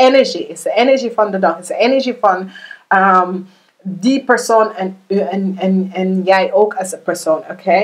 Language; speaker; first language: Dutch; non-native, learner; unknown